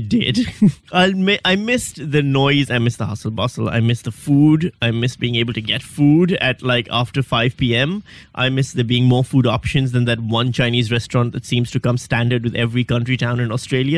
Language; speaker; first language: English; non-native, local second language; Urdu